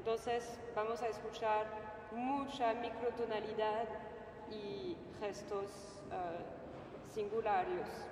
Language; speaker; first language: Spanish; non-native, fluent; French